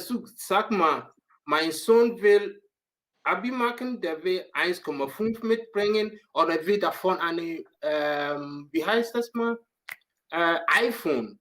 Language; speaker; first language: German; non-native, learner; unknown